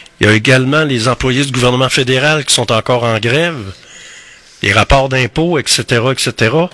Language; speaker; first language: French; native; French